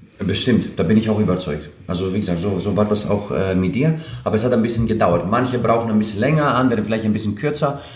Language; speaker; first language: German; non-native, fluent; Greek